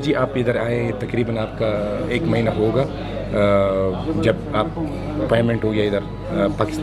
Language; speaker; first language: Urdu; non-native, local second language; Pashto